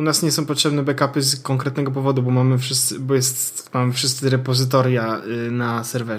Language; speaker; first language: Polish; native; Polish